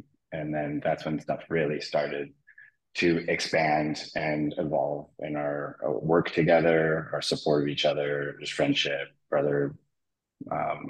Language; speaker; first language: English; native; English